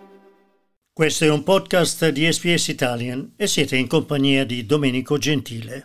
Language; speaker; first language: Italian; native; Italian